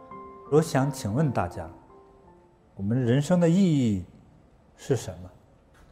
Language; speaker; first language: Chinese; native; Chinese